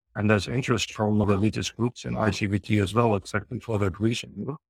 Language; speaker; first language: English; non-native, fluent; Dutch